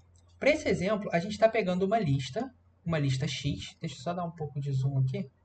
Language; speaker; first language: Portuguese; native; Portuguese